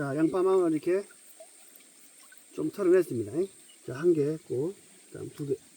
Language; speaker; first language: Korean; native; Korean